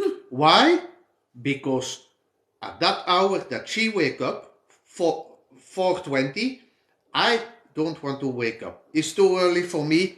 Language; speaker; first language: English; non-native, fluent; Dutch